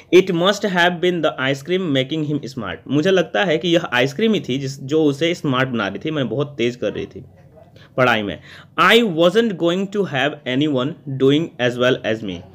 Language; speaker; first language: Hindi; native; Hindi